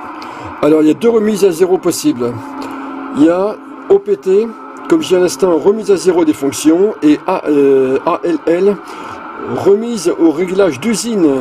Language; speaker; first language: French; native; French